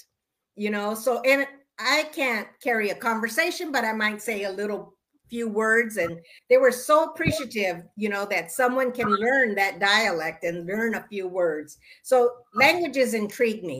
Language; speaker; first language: English; early bilingual, other home language; Spanish